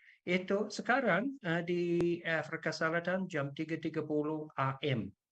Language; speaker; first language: Indonesian; non-native, learner; English